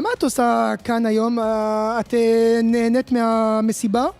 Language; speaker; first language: Hebrew; non-native, fluent; French